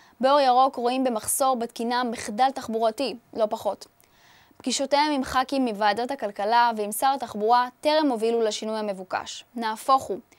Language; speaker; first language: Hebrew; native; Hebrew